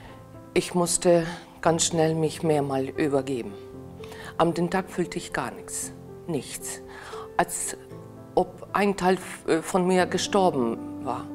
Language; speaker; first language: German; non-native, fluent; Ukrainian